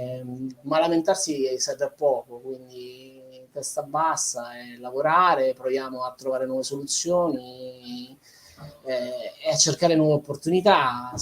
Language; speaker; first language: Italian; native; Italian